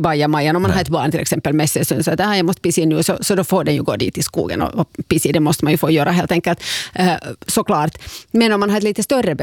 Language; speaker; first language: Swedish; native; Swedish